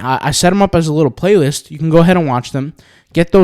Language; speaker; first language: English; native; English